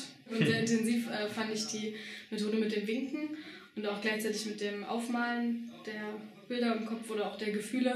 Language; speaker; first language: German; native; German